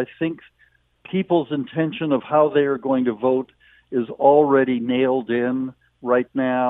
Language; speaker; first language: English; native; English